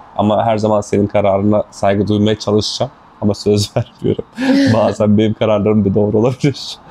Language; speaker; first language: Turkish; native; Turkish